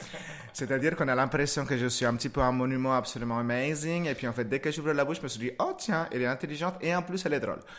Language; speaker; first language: French; non-native, fluent; Spanish